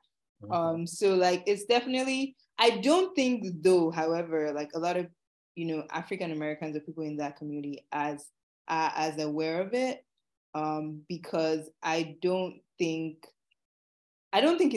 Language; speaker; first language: English; non-native, local second language; Yoruba